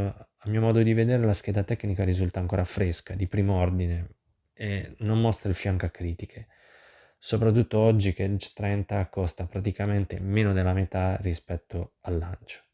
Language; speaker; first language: Italian; native; Italian